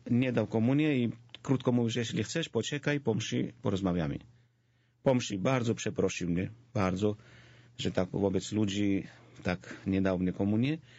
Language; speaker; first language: Polish; non-native, fluent; Georgian